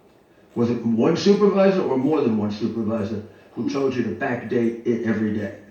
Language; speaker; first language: English; native; English